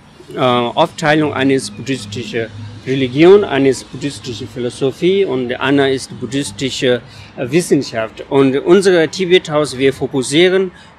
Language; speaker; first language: German; non-native, fluent; Tibetan